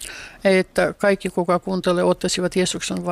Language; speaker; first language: Finnish; non-native, fluent; Russian